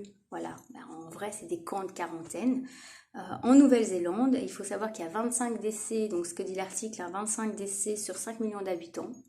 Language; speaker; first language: French; native; French